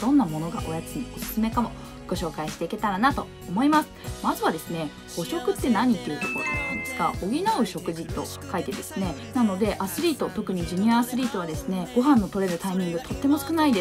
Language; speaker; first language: Japanese; native; Japanese